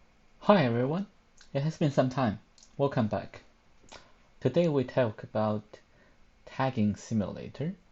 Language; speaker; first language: English; non-native, fluent; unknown